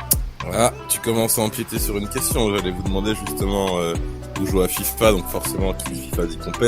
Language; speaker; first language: French; native; French